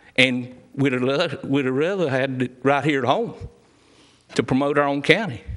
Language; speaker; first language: English; native; English